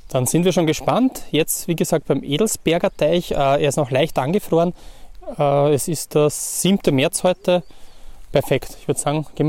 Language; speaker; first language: German; native; German